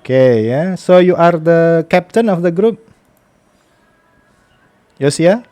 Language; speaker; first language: English; non-native, fluent; Indonesian